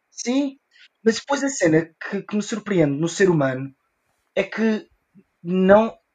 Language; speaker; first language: Portuguese; early bilingual, heritage; Portuguese